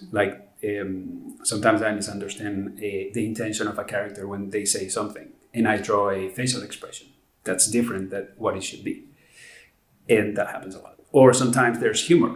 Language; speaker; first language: English; non-native, fluent; Spanish